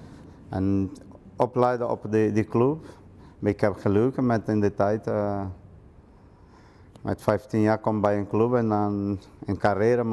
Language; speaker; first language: Dutch; non-native, learner; Portuguese